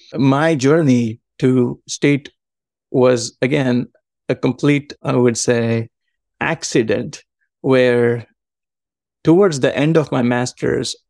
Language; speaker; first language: English; non-native, local second language; Marathi